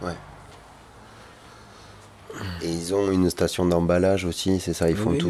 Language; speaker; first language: French; native; French